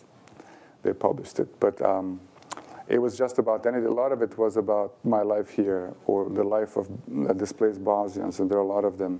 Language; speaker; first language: English; non-native, fluent; Bosnian